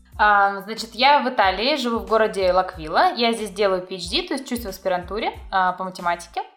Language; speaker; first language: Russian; native; Russian